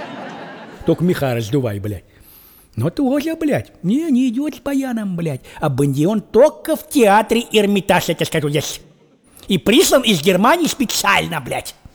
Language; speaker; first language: Russian; native; Russian